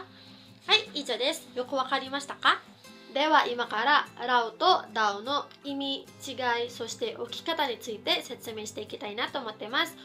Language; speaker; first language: Japanese; non-native, fluent; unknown